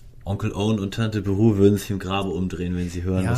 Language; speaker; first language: German; native; German